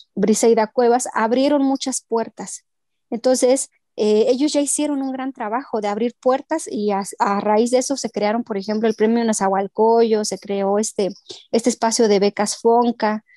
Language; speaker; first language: Spanish; non-native, local second language; Mixtepec Mixtec